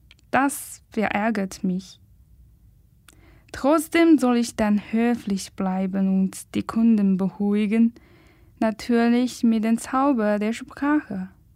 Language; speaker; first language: German; non-native, fluent; Chinese